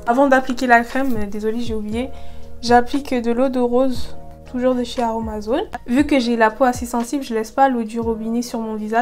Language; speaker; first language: French; native; French